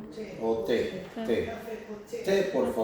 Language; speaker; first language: Spanish; non-native, learner; English